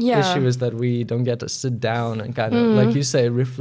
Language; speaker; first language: English; non-native, fluent; Latvian